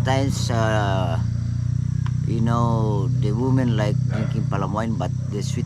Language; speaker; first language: English; non-native, fluent; Indonesian